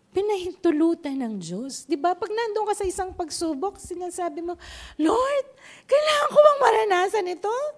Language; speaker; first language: Filipino; non-native, local second language; Pampanga